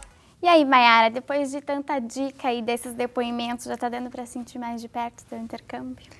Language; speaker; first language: Portuguese; native; Portuguese